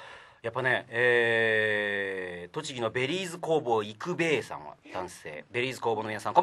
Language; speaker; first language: Japanese; native; Japanese